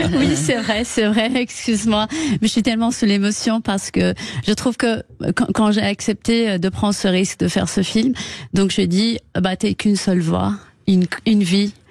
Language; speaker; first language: French; non-native, fluent; Persian